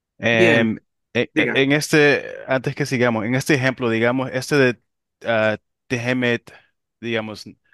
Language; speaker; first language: Spanish; non-native, local second language; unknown